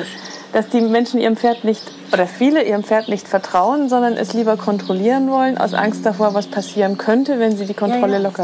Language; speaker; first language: German; native; German